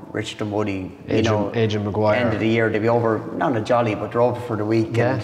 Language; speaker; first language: English; native; English